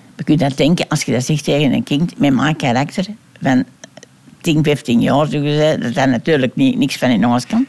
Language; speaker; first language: Dutch; native; Dutch